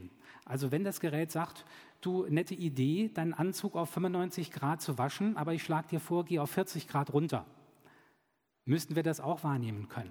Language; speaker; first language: German; native; German